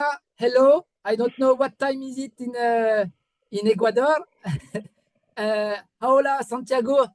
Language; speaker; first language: English; non-native, learner; French